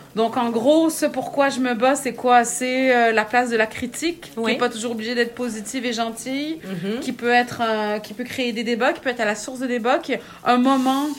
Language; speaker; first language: French; native; French